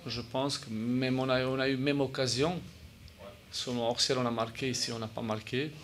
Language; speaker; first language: French; native; French